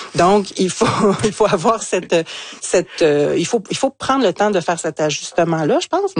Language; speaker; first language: French; native; French